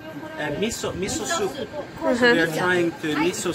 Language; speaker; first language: English; non-native, learner; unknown